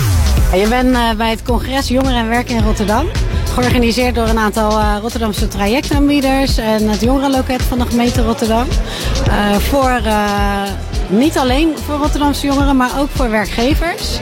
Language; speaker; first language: Dutch; native; Dutch